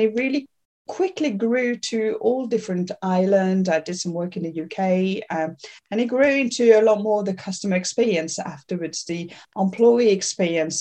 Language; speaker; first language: English; non-native, fluent; French